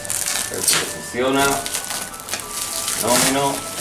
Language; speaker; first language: Spanish; native; Spanish